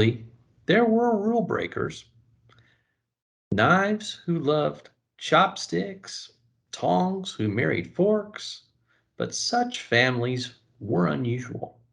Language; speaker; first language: English; native; English